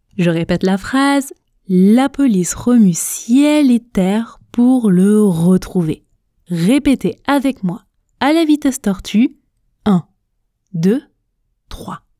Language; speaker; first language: French; native; French